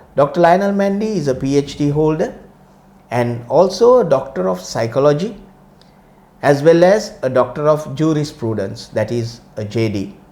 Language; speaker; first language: English; non-native, local second language; Sinhala